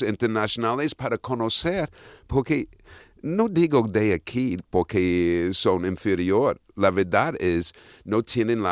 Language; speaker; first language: Spanish; non-native, fluent; English